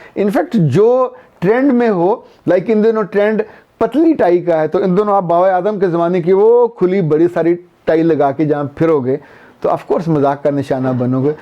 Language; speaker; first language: Urdu; non-native, local second language; Punjabi